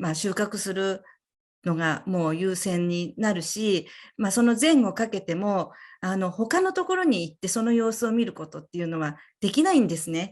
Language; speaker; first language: Japanese; native; Japanese